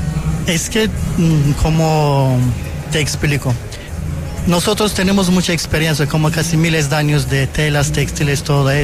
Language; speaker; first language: Spanish; non-native, fluent; Turkish